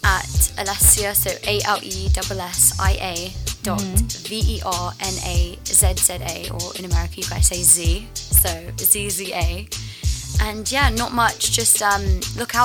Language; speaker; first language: English; native; English